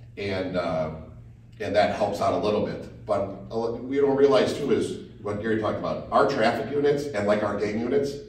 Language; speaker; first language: English; native; English